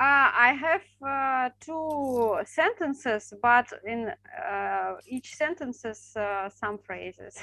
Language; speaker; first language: English; non-native, learner; Russian